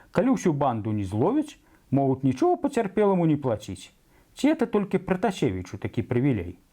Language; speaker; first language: Belarusian; native; Belarusian